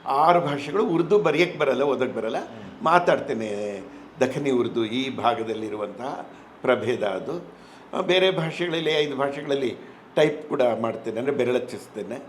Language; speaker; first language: Kannada; non-native, local second language; Telugu